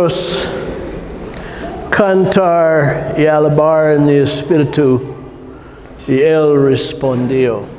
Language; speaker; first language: Spanish; non-native, learner; English